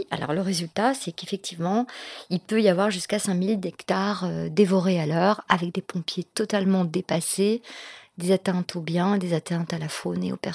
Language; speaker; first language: French; native; French